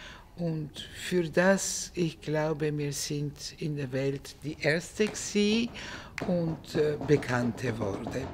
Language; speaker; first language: German; non-native, fluent; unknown